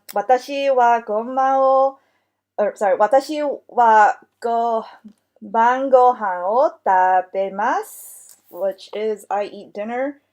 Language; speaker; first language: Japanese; non-native, learner; English